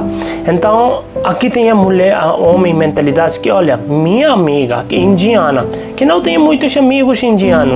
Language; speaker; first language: Portuguese; non-native, local second language; Hindi